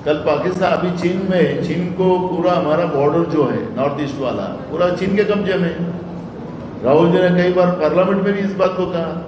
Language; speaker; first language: Hindi; non-native, local second language; Marathi